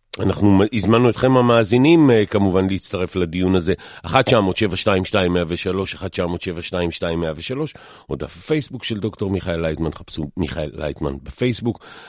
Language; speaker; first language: Hebrew; native; Hebrew